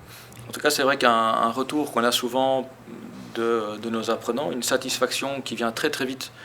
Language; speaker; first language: French; native; French